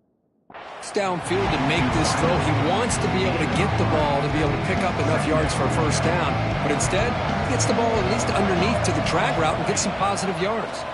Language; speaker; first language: English; native; English